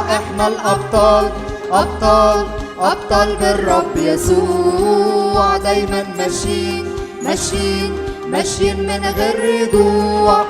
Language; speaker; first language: Arabic; native; Arabic